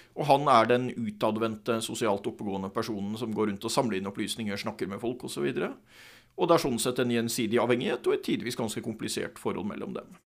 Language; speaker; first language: Norwegian; native; Norwegian